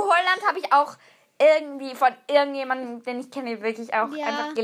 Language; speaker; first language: German; native; German